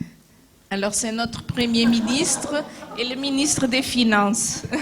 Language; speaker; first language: French; non-native, fluent; Portuguese